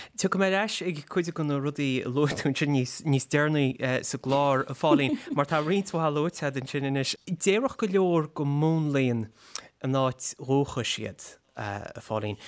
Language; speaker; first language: Irish; native; Irish